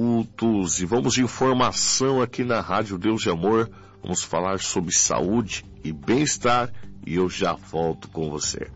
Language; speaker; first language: Portuguese; native; Portuguese